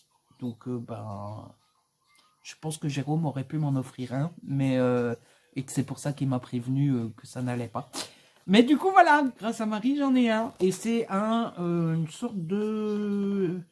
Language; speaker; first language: French; native; French